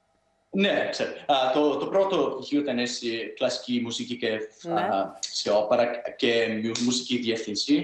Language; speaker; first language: Greek; early bilingual, heritage; Greek